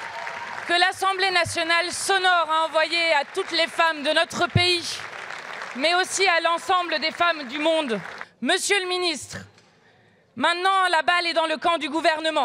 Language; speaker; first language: French; native; French